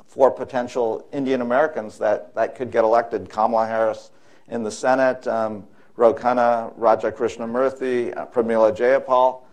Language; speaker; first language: English; native; English